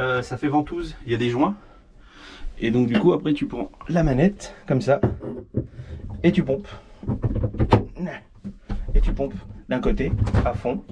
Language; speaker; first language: French; native; French